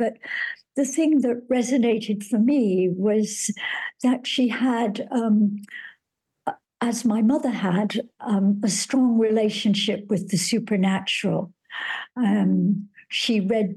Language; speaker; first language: English; native; English